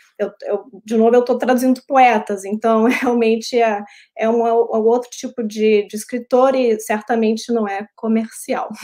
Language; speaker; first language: Portuguese; early bilingual, heritage; Portuguese